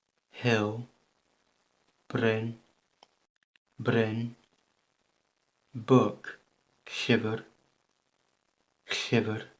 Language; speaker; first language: Welsh; non-native, learner; English